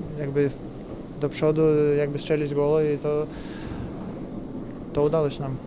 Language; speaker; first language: Polish; non-native, learner; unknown